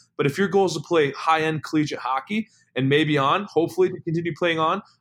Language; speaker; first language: English; native; English